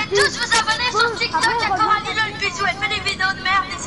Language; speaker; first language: French; native; French